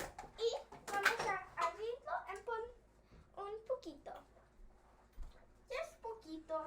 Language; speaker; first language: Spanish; early bilingual, heritage; Spanish